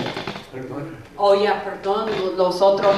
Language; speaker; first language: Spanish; non-native, learner; English